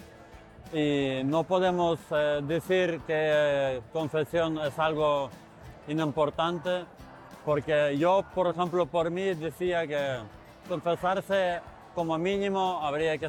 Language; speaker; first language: Spanish; non-native, fluent; Ukrainian